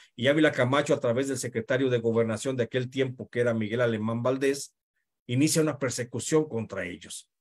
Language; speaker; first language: Spanish; native; Spanish